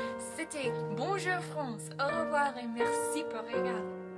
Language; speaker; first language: French; non-native, learner; English